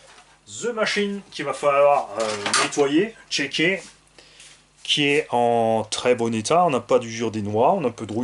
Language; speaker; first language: French; native; French